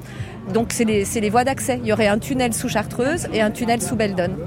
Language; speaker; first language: French; native; French